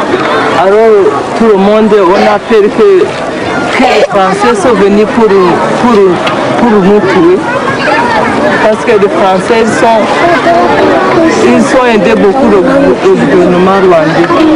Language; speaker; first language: French; non-native, local second language; Kinyarwanda